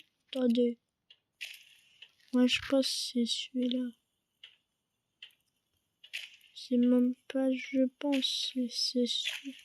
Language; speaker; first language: French; native; French